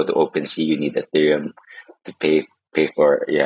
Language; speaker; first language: English; non-native, local second language; Filipino